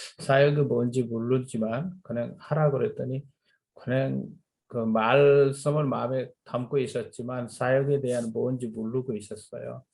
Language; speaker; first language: Korean; non-native, fluent; Nepali